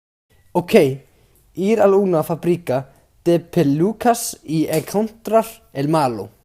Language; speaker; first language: Spanish; non-native, learner; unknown